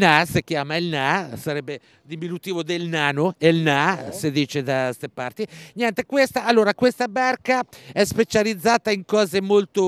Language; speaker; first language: Italian; native; Italian